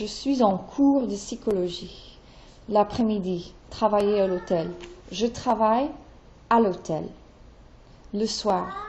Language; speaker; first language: French; non-native, fluent; English